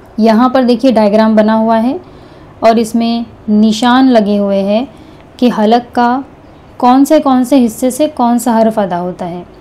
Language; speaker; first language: Hindi; native; Hindi